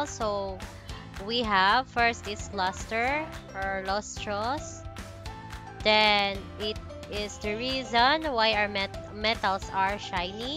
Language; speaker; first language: English; non-native, local second language; Cebuano